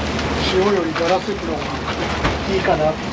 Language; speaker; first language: Japanese; native; Japanese